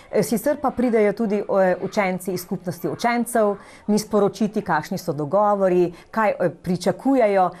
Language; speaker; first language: Slovenian; native; Slovenian